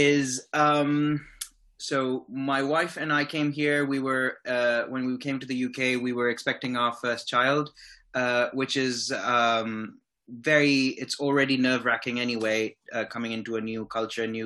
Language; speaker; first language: English; non-native, local second language; Urdu